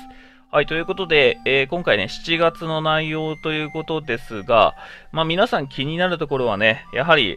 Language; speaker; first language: Japanese; native; Japanese